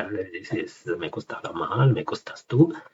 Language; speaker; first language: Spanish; non-native, learner; Chinese